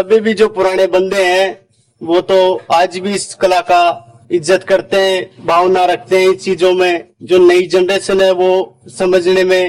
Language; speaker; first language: Hindi; native; Hindi